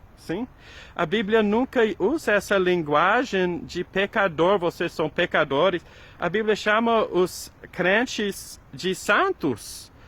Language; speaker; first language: Portuguese; non-native, fluent; English